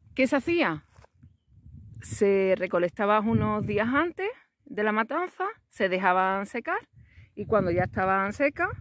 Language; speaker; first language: Spanish; native; Spanish